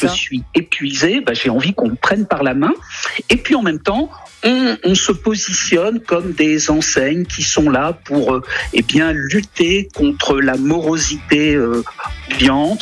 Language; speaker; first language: French; native; French